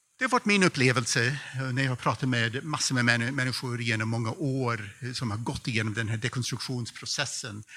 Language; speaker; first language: Swedish; non-native, fluent; English